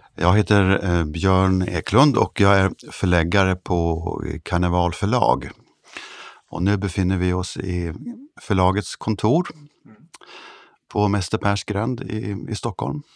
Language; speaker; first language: Swedish; native; Swedish